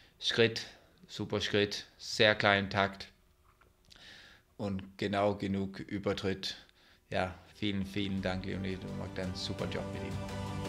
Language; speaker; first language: German; non-native, fluent; Danish